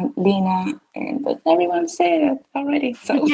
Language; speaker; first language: English; non-native, fluent; Spanish